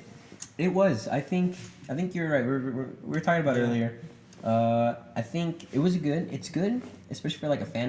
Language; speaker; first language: English; native; English